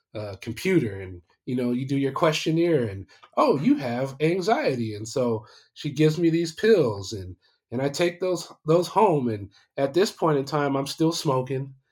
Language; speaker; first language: English; native; English